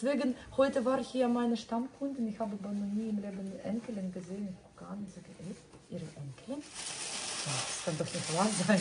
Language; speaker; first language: German; non-native, fluent; Russian